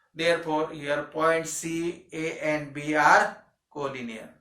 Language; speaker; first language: English; non-native, local second language; Marathi